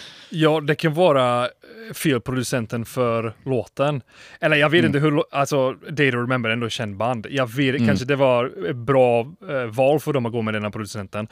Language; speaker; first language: Swedish; non-native, fluent; English